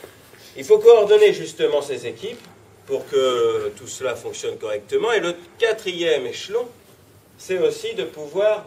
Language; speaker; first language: French; native; French